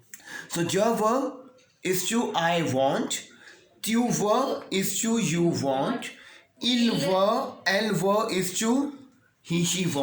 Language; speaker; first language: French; non-native, learner; Hindi